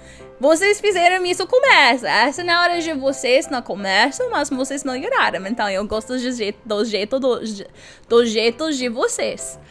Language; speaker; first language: Portuguese; non-native, learner; English